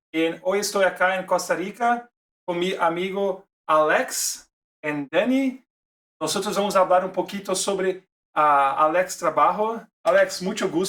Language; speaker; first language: Spanish; non-native, learner; Portuguese